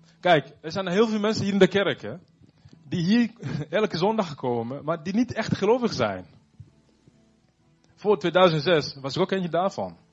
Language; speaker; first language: Dutch; non-native, fluent; Rundi